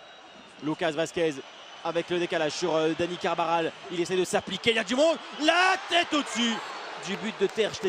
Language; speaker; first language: French; native; French